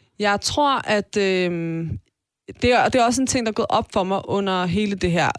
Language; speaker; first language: Danish; early bilingual, other home language; Persian